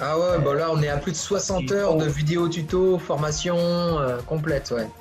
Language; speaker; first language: French; native; French